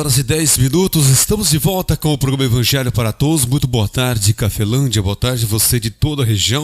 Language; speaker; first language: Portuguese; native; Portuguese